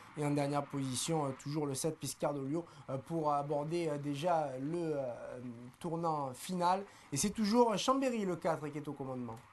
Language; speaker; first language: French; native; French